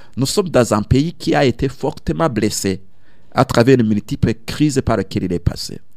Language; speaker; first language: French; non-native, local second language; Rundi